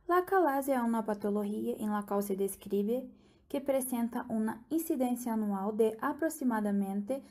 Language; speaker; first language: Portuguese; non-native, learner; Spanish